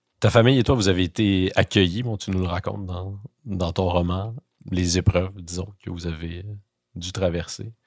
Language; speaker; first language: French; native; French